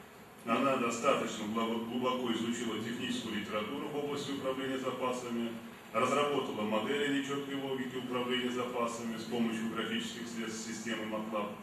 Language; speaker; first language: Russian; native; Russian